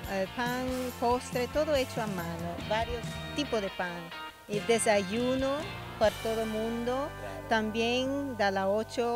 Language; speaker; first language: Spanish; non-native, learner; Italian